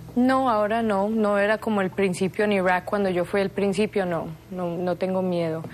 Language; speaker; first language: Spanish; early bilingual, heritage; Spanish